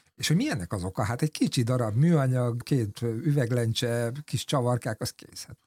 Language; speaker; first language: Hungarian; native; Hungarian